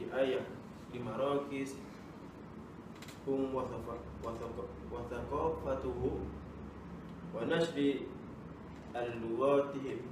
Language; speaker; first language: Arabic; non-native, learner; Malay